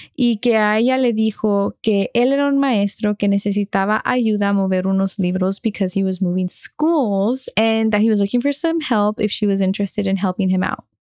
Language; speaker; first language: English; early bilingual, other home language; Spanish